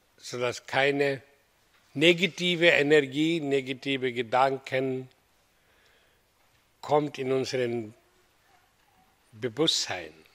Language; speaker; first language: German; non-native, learner; Hindi